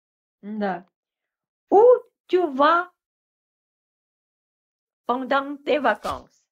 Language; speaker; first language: French; non-native, fluent; Russian